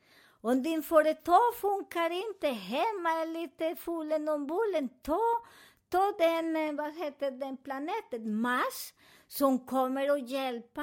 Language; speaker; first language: Swedish; non-native, learner; Spanish